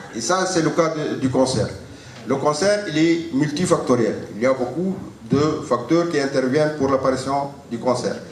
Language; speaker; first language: French; non-native, local second language; Arabic